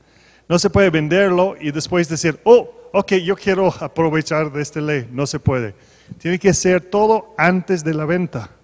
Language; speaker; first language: Spanish; non-native, fluent; English